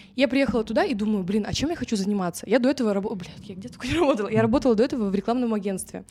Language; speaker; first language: Russian; native; Russian